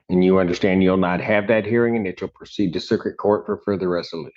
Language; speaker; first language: English; native; English